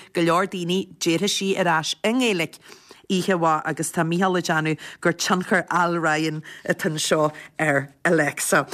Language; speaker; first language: Irish; native; Irish